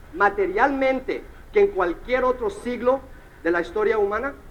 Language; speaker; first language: Spanish; early bilingual, heritage; Spanish